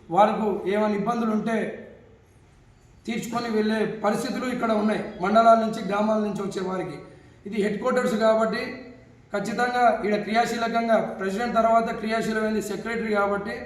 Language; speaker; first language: Telugu; native; Telugu